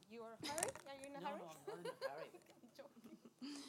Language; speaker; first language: English; non-native, fluent; Spanish